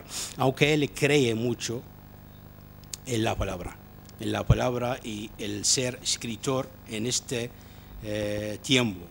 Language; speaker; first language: Spanish; non-native, fluent; Arabic